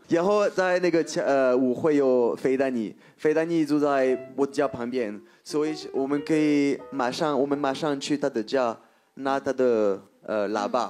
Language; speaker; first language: Chinese; non-native, fluent; French